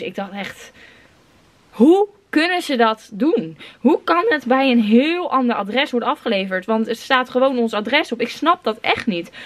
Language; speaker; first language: Dutch; native; Dutch